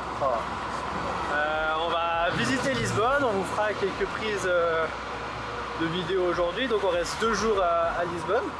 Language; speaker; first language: French; native; French